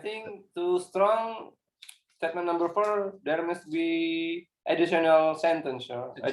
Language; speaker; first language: English; non-native, learner; Indonesian